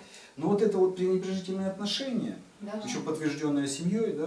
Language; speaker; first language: Russian; native; Russian